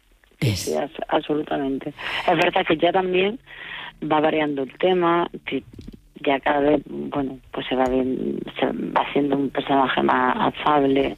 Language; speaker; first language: Spanish; native; Spanish